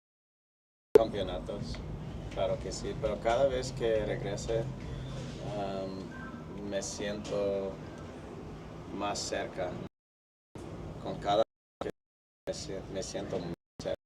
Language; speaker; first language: Spanish; non-native, fluent; English